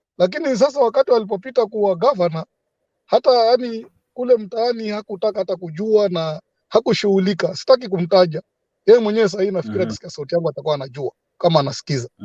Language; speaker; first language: Swahili; native; Swahili